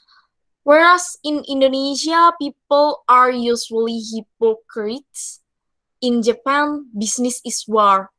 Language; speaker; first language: English; non-native, learner; Indonesian